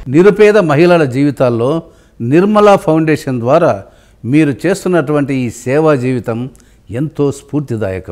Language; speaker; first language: Telugu; native; Telugu